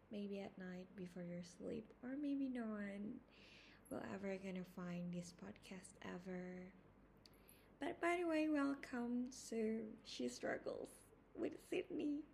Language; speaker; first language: English; non-native, fluent; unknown